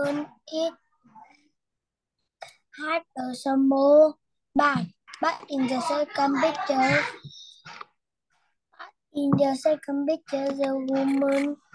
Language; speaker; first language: English; non-native, learner; Vietnamese